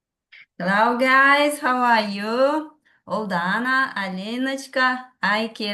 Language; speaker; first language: English; non-native, fluent; Kazakh